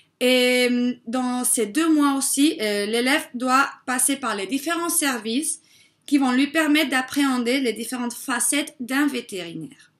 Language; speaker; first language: French; non-native, fluent; Spanish